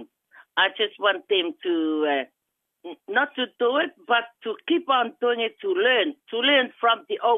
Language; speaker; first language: English; non-native, fluent; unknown